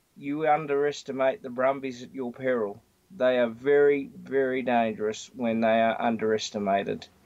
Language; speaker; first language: English; native; English